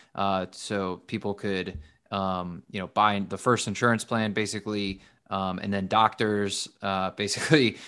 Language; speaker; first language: English; native; English